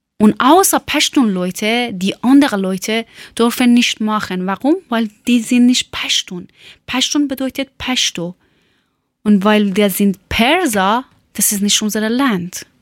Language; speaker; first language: German; non-native, learner; Persian